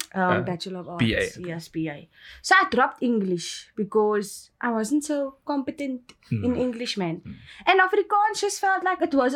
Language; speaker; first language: English; native; English